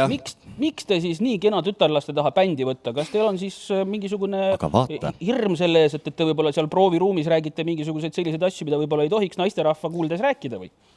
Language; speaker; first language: Estonian; native; Estonian